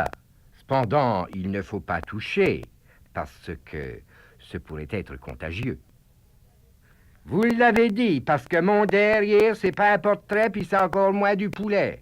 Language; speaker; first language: French; native; French